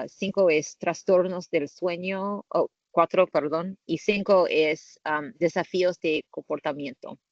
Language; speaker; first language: Spanish; non-native, learner; English